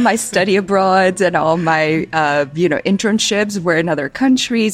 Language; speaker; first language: English; non-native, fluent; Albanian